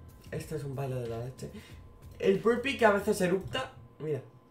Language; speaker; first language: Spanish; native; Spanish